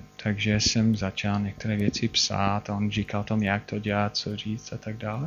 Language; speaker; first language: Czech; non-native, fluent; English